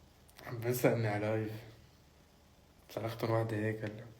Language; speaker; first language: Arabic; native; Arabic